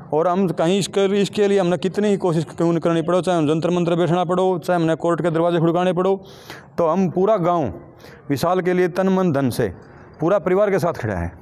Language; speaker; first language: Hindi; native; Hindi